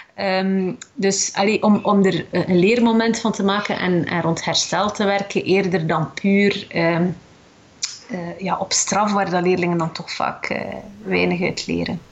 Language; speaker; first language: Dutch; early bilingual, other home language; Arabic